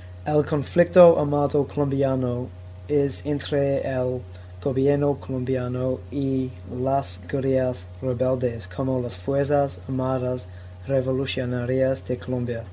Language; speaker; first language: Spanish; non-native, learner; English